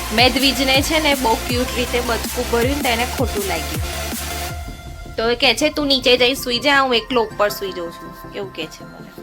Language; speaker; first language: Gujarati; native; Gujarati